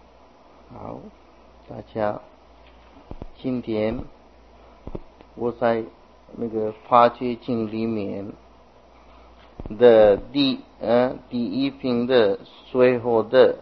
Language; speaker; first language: Chinese; non-native, fluent; Sinhala